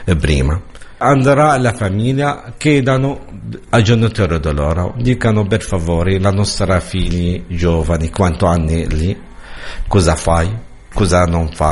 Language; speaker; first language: Italian; non-native, learner; Arabic